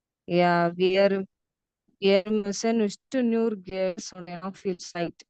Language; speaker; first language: German; non-native, learner; Malayalam